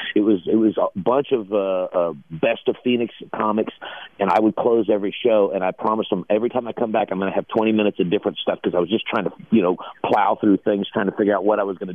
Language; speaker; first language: English; native; English